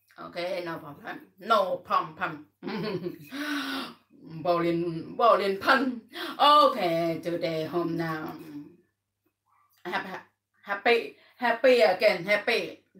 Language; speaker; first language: English; non-native, learner; Thai